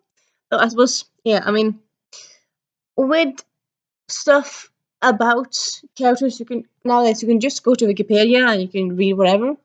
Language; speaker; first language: English; early bilingual, heritage; Norwegian